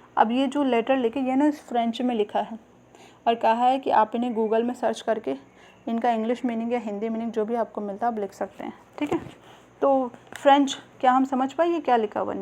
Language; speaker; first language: Hindi; native; Hindi